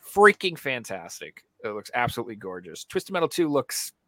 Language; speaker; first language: English; native; English